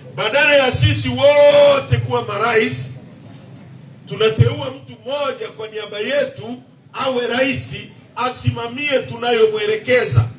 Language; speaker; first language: Swahili; native; Swahili